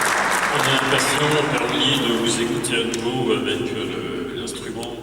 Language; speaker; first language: French; native; French